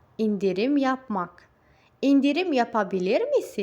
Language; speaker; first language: Turkish; non-native, fluent; Uzbek